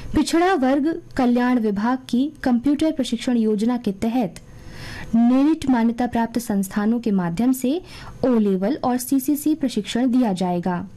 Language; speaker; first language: Hindi; native; Hindi